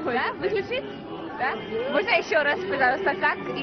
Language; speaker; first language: Russian; non-native, learner; Hindi